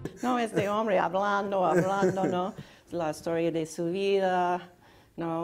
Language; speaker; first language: Spanish; non-native, fluent; English